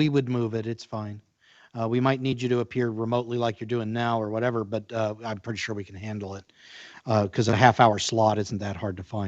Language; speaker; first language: English; native; English